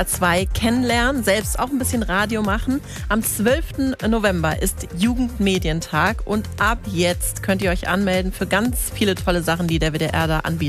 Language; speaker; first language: German; native; German